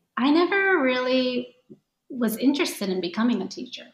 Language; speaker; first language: English; early bilingual, other home language; Japanese